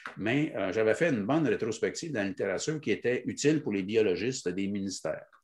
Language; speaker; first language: French; native; French